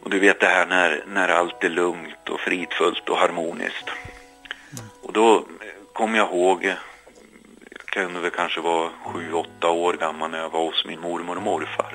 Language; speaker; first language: Swedish; native; Swedish